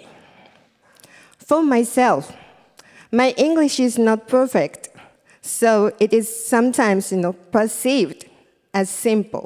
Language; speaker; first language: English; non-native, fluent; Japanese